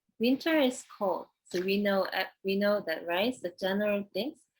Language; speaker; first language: English; non-native, fluent; Korean